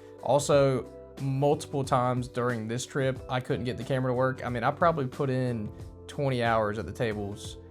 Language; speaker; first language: English; native; English